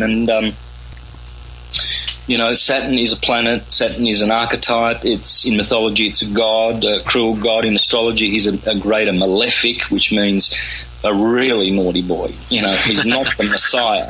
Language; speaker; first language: English; native; English